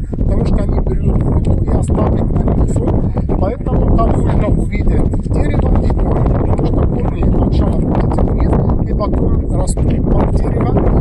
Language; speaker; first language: Russian; non-native, local second language; Arabic